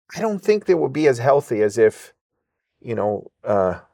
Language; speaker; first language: English; native; English